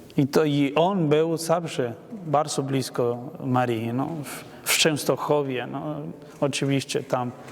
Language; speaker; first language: Polish; non-native, learner; Spanish